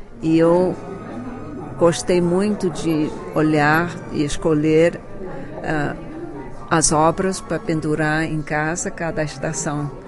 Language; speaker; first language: Portuguese; early bilingual, other home language; Chinese